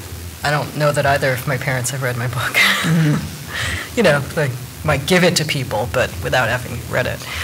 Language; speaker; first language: English; native; English